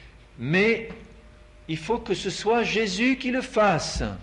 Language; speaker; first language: French; native; French